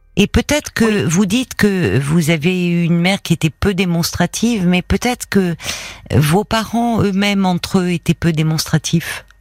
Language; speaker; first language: French; native; French